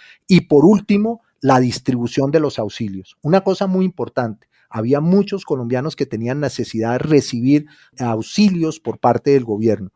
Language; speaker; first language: Spanish; native; Spanish